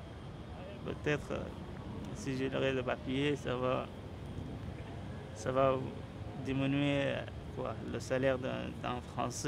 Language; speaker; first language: French; non-native, learner; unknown